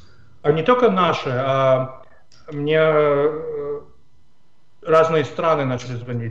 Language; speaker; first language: Russian; non-native, fluent; English